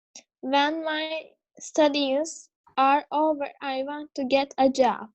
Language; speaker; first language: English; non-native, learner; Turkish